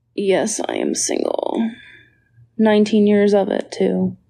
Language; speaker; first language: English; native; English